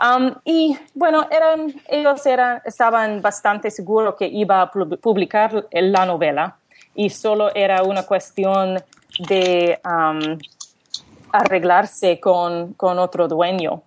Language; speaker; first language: Spanish; non-native, learner; English